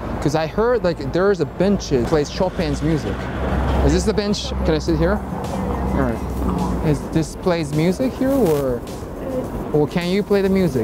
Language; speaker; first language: English; non-native, fluent; Japanese